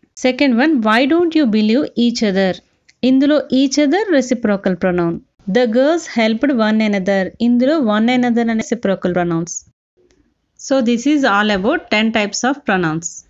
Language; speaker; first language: English; non-native, local second language; Telugu